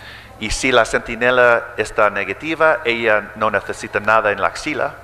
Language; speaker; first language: Spanish; early bilingual, heritage; English